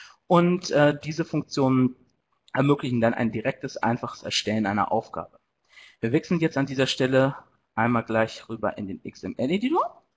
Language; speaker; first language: German; native; German